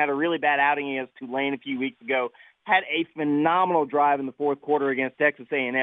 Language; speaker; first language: English; native; English